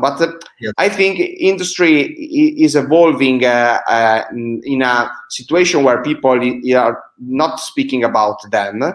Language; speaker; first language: English; non-native, fluent; Italian